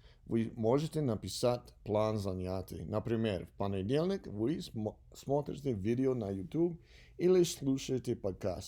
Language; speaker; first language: Russian; non-native, learner; English